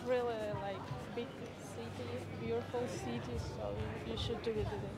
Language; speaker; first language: English; non-native, learner; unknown